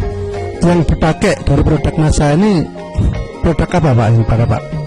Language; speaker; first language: Indonesian; native; Indonesian